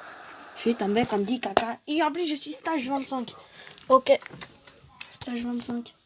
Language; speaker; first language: French; native; French